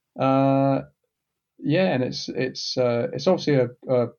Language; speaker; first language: English; native; English